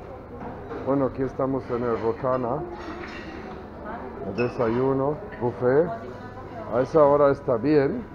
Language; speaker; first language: Spanish; non-native, fluent; German